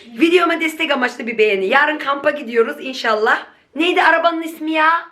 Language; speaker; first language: Turkish; native; Turkish